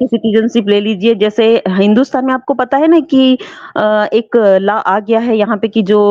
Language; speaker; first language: Hindi; native; Hindi